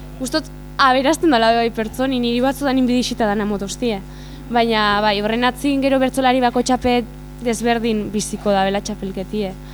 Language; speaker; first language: Basque; native; Basque